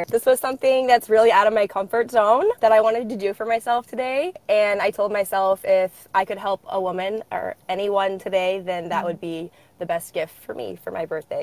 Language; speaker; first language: English; native; English